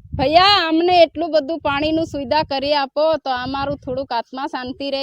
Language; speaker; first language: Gujarati; non-native, local second language; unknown